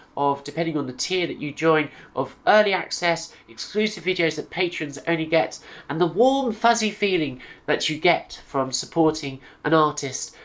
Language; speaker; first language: English; native; English